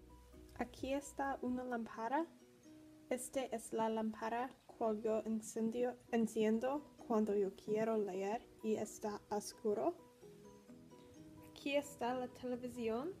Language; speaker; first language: Spanish; non-native, learner; English